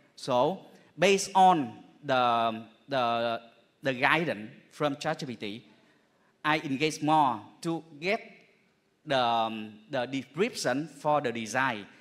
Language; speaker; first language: English; non-native, fluent; Vietnamese